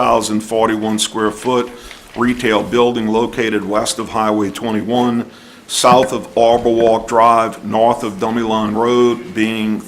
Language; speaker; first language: English; native; English